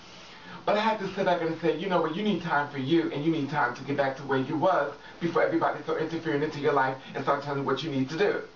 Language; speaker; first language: English; native; English